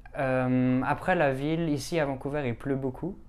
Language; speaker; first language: French; native; French